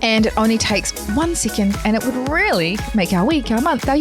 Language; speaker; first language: English; native; English